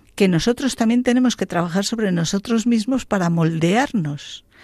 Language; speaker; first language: Spanish; native; Spanish